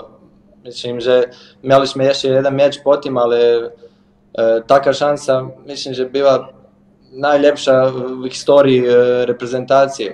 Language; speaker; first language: Polish; non-native, learner; Bosnian